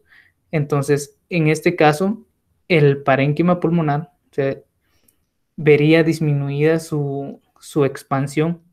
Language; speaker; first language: Spanish; native; Spanish